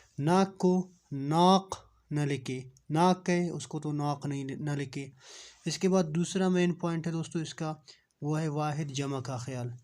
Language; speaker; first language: Urdu; non-native, local second language; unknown